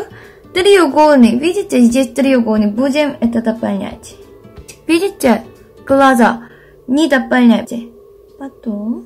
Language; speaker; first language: Russian; non-native, fluent; Korean